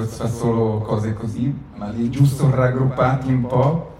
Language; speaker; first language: Italian; native; Italian